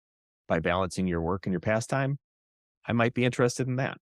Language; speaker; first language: English; native; English